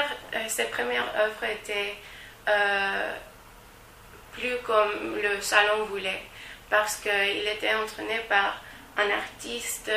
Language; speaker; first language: French; non-native, learner; Spanish